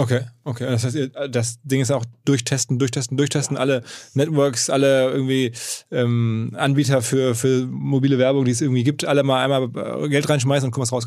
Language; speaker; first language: German; native; German